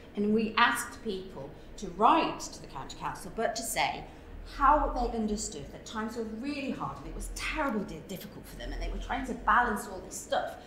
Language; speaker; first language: English; native; English